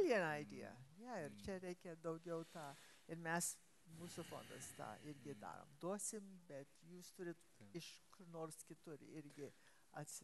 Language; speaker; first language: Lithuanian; early bilingual, heritage; English